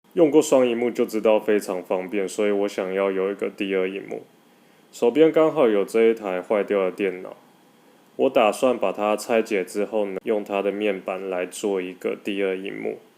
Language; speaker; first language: Chinese; native; Chinese